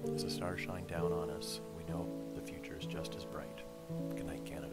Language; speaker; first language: English; native; English